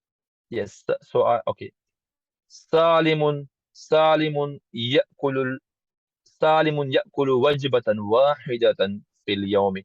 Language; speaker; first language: Arabic; non-native, learner; English